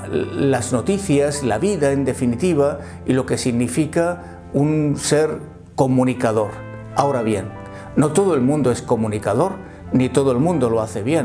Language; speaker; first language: Spanish; native; Spanish